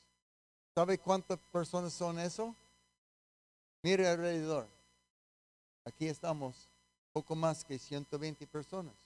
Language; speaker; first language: Spanish; non-native, fluent; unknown